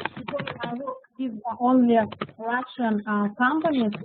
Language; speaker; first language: English; non-native, learner; Russian